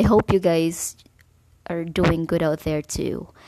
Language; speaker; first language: English; non-native, local second language; Cebuano